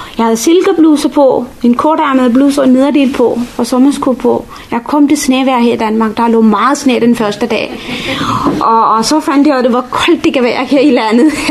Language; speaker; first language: Danish; non-native, fluent; Tamil